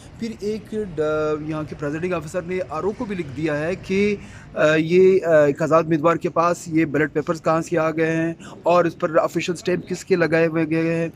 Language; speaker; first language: Urdu; non-native, local second language; Pashto